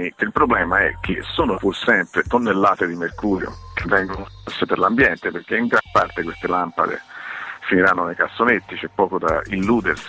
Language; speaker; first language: Italian; native; Italian